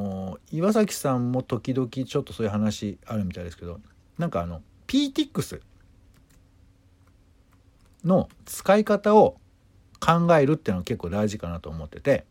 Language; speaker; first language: Japanese; native; Japanese